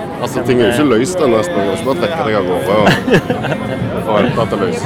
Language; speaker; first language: Norwegian; native; Norwegian